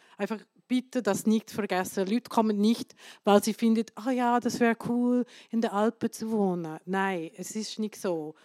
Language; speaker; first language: German; non-native, fluent; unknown